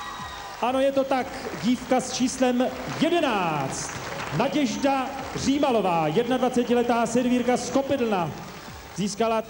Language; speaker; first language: Czech; native; Czech